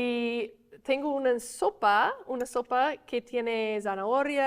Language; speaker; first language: Spanish; non-native, fluent; English